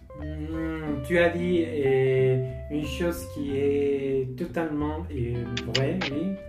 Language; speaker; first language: French; non-native, learner; Spanish